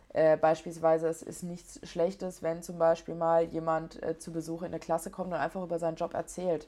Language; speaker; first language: German; native; German